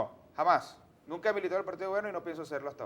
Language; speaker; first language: Spanish; native; Spanish